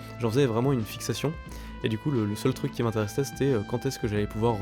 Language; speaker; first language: French; native; French